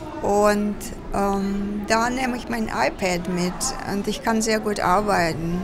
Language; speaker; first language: German; non-native, fluent; Russian